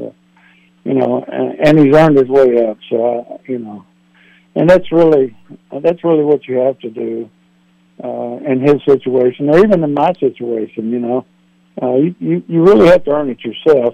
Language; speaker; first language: English; native; English